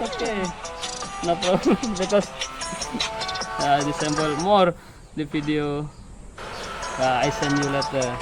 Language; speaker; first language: English; non-native, learner; Indonesian